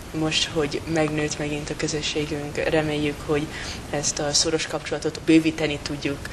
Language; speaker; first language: Hungarian; early bilingual, heritage; English